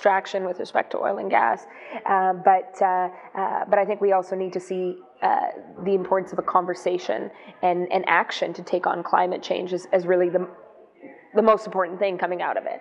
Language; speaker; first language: English; non-native, fluent; Greek